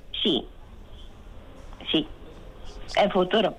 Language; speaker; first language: Spanish; non-native, learner; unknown